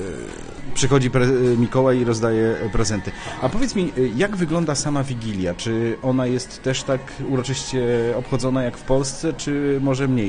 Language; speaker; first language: Polish; native; Polish